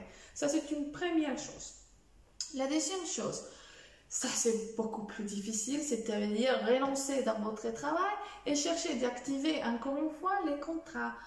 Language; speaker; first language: French; non-native, fluent; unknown